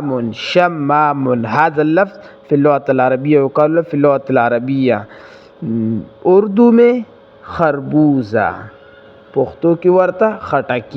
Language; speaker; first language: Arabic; non-native, learner; Pashto